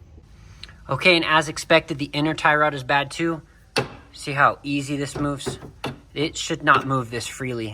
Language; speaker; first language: English; native; English